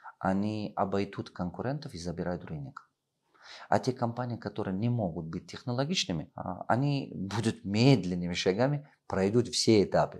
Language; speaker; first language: Russian; non-native, local second language; Tajik